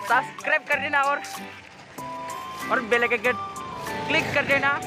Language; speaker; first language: Hindi; non-native, local second language; Bodo